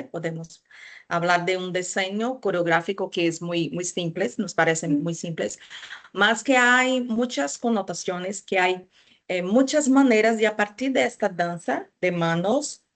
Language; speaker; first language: Spanish; non-native, fluent; Portuguese